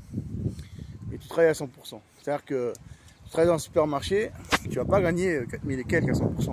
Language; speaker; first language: French; native; French